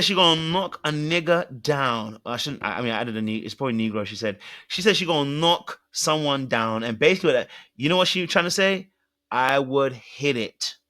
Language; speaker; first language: English; native; English